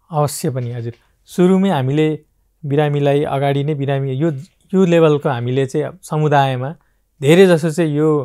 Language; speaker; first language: Nepali; native; Nepali